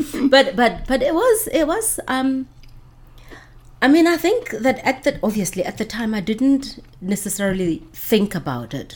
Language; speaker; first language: English; non-native, local second language; Northern Sotho